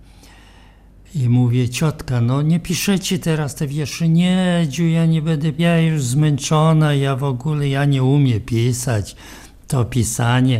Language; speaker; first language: Polish; non-native, local second language; Romany